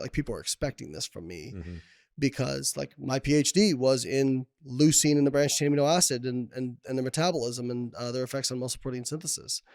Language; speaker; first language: English; native; English